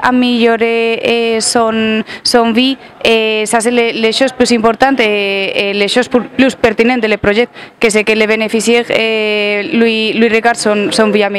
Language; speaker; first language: French; non-native, learner; Spanish